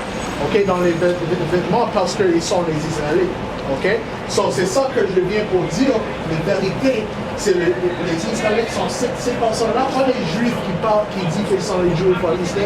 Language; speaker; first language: French; non-native, learner; English